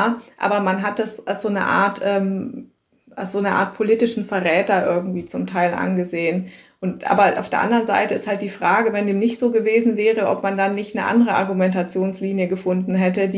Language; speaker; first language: German; native; German